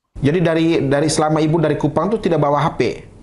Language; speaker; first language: Indonesian; native; Indonesian